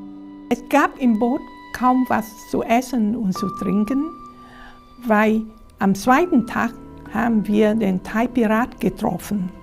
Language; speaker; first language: German; non-native, fluent; Vietnamese